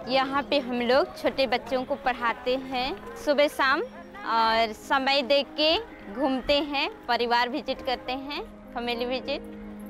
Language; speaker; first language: Hindi; non-native, local second language; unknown